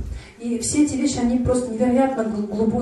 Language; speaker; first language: Russian; native; Russian